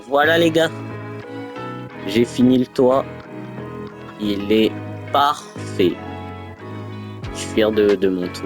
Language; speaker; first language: French; native; French